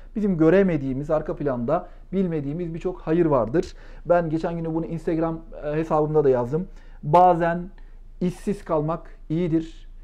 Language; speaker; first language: Turkish; native; Turkish